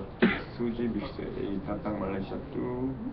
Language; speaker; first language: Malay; non-native, learner; Korean